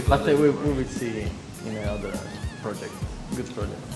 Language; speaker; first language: English; non-native, fluent; Italian